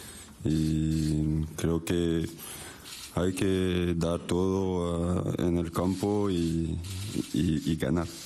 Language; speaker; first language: Spanish; non-native, fluent; French